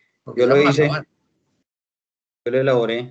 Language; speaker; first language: Spanish; native; Spanish